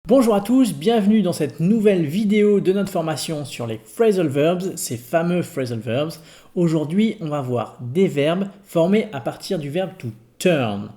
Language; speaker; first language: French; native; French